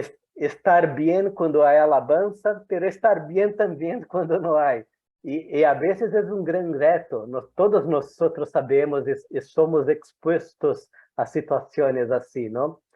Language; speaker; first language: Spanish; non-native, fluent; Portuguese